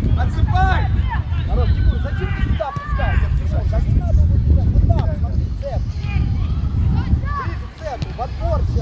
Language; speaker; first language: Russian; native; Russian